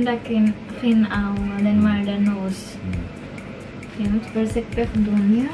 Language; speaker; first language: Dutch; non-native, learner; Filipino